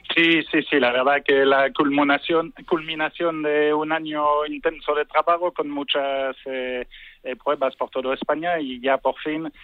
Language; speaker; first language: Spanish; non-native, fluent; French